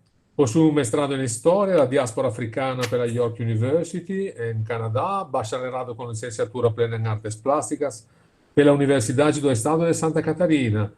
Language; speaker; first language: Portuguese; non-native, fluent; Italian